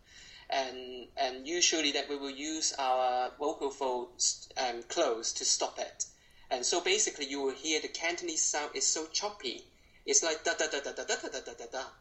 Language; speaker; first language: English; non-native, local second language; Cantonese